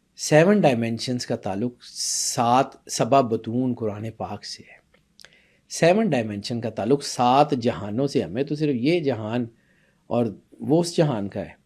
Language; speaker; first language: Urdu; non-native, local second language; Punjabi